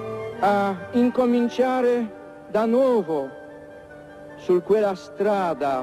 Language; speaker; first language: Italian; non-native, fluent; Polish